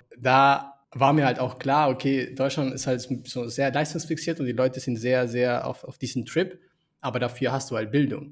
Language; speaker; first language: German; early bilingual, other home language; Spanish